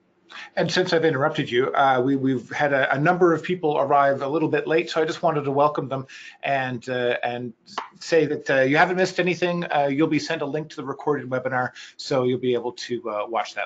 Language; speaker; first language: English; native; English